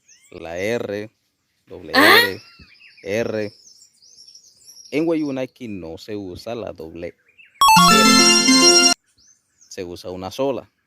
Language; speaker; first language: Spanish; non-native, local second language; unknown